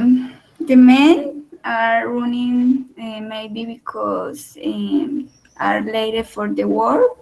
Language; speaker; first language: English; non-native, learner; Spanish